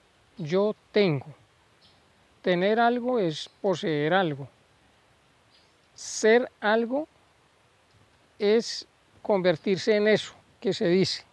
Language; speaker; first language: Spanish; native; Spanish